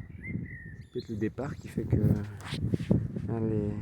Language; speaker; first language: French; native; French